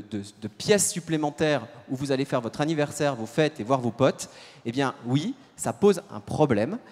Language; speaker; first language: French; native; French